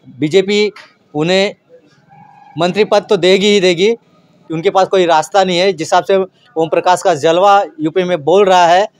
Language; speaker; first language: Hindi; native; Hindi